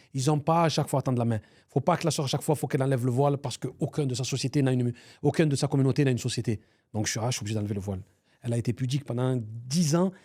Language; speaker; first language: French; early bilingual, other home language; Arabic